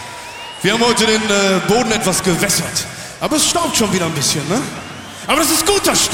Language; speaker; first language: German; native; German